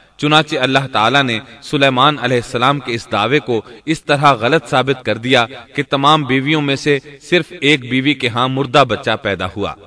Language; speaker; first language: Urdu; native; Urdu